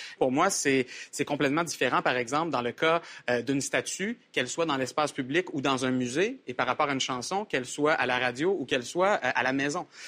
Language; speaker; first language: French; native; French